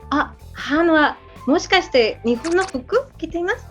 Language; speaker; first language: Japanese; non-native, learner; Spanish